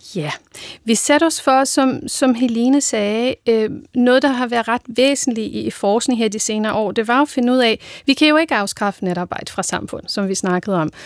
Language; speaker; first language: Danish; non-native, fluent; Portuguese